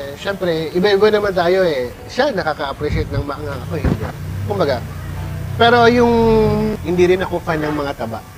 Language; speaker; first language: Filipino; non-native, local second language; Bikol